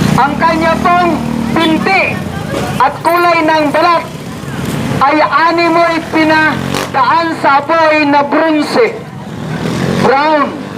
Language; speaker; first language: Filipino; non-native, local second language; Cebuano